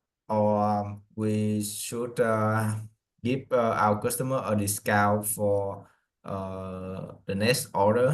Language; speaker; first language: English; non-native, learner; Vietnamese